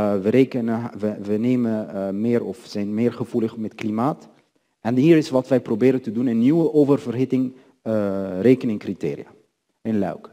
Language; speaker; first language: Dutch; non-native, fluent; Arabic